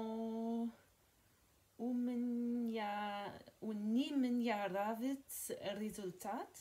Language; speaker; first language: Russian; non-native, learner; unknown